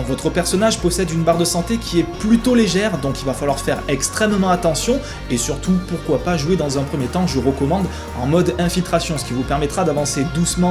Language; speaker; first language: French; native; French